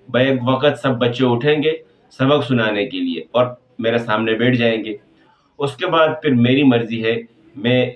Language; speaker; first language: Urdu; non-native, local second language; Pashto